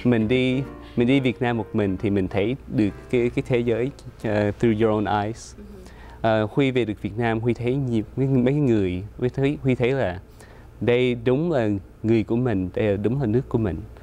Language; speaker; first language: Vietnamese; early bilingual, other home language; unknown